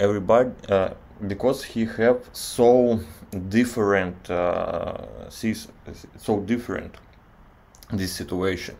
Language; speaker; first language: English; non-native, learner; Russian